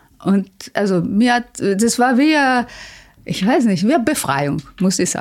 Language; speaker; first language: German; non-native, fluent; Italian